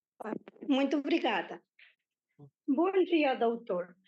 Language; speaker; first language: Portuguese; non-native, fluent; Spanish